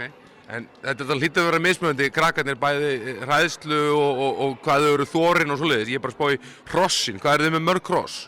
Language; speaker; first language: Icelandic; native; Icelandic